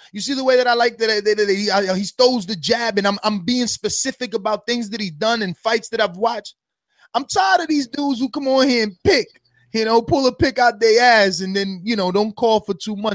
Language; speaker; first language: English; native; English